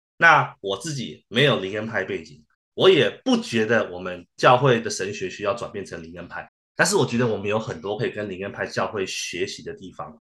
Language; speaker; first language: Chinese; early bilingual, heritage; Chinese